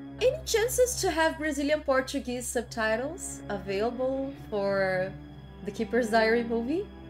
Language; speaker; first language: English; non-native, fluent; Portuguese